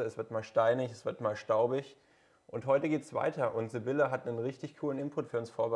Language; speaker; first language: German; native; German